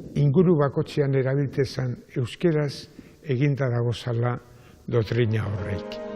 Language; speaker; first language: Basque; native; Basque